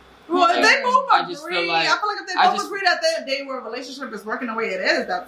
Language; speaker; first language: English; native; English